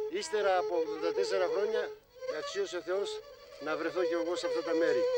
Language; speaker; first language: Greek; early bilingual, heritage; Greek